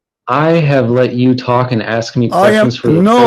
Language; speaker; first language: English; native; English